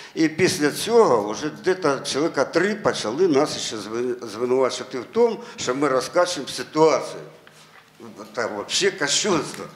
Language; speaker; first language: Ukrainian; non-native, local second language; Russian